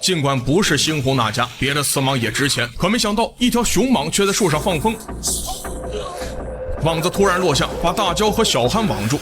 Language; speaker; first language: Chinese; native; Chinese